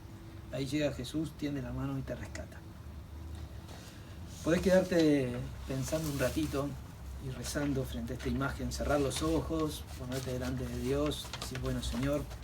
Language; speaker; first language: Spanish; native; Spanish